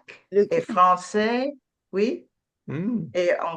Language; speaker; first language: French; non-native, learner; English